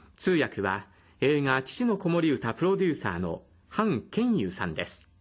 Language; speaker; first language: Japanese; native; Japanese